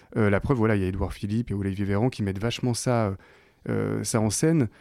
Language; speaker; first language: French; native; French